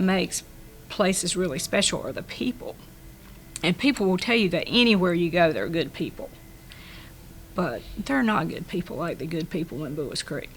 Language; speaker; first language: English; native; English